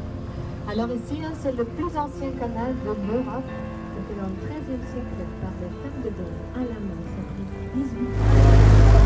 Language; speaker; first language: French; non-native, local second language; Dutch